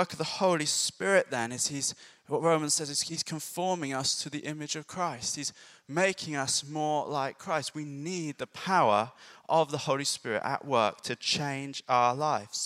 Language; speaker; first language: English; native; English